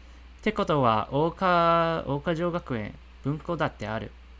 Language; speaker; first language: Japanese; non-native, fluent; English